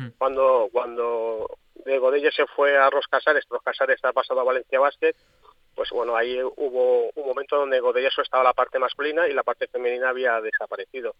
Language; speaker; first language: Spanish; native; Spanish